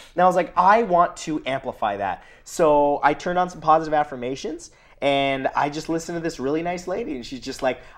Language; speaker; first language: English; native; English